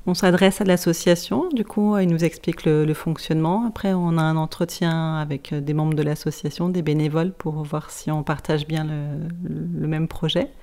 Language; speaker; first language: French; native; French